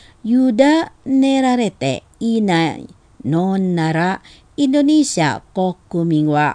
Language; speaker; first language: Japanese; non-native, fluent; Indonesian